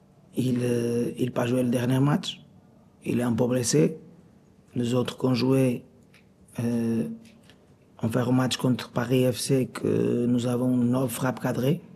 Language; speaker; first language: French; non-native, learner; Portuguese